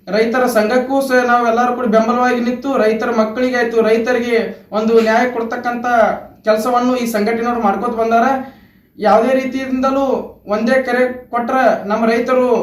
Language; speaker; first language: Kannada; native; Kannada